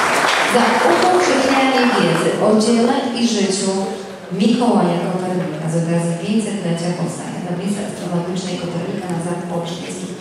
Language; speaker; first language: Polish; native; Polish